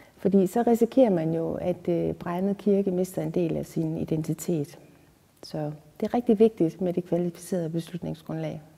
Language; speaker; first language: Danish; native; Danish